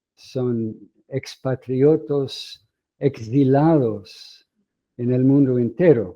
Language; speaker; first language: Spanish; non-native, fluent; English